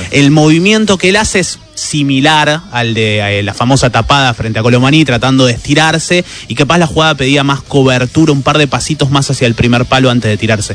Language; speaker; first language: Spanish; native; Spanish